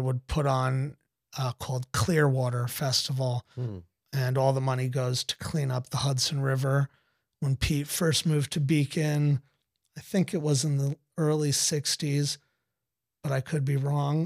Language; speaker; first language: English; native; English